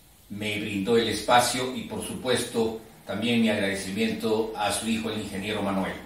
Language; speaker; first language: Spanish; native; Spanish